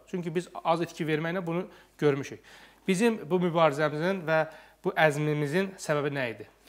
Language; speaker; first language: Azerbaijani; native; Azerbaijani